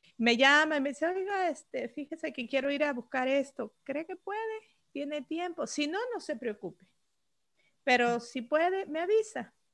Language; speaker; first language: Spanish; native; Spanish